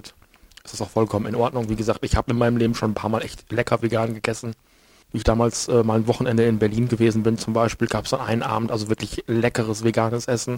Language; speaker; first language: German; native; German